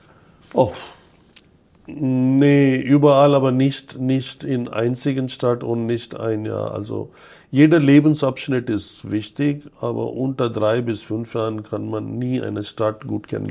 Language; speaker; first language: German; non-native, fluent; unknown